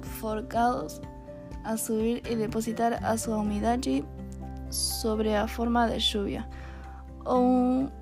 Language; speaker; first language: Spanish; non-native, learner; Portuguese